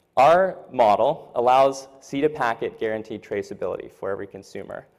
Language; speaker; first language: English; native; English